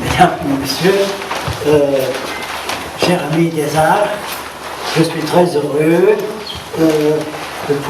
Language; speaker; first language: French; non-native, learner; German